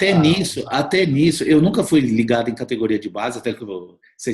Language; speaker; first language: Portuguese; native; Portuguese